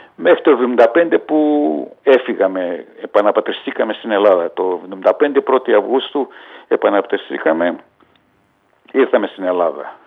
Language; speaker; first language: Greek; early bilingual, heritage; Hungarian